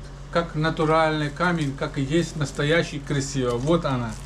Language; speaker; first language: Russian; non-native, learner; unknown